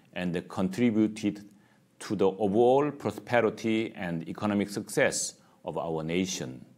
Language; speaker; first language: English; non-native, fluent; Korean